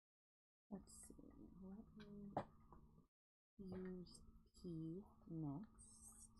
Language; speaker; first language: English; native; English